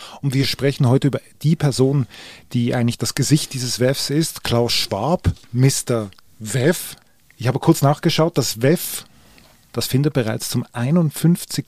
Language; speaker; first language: German; native; German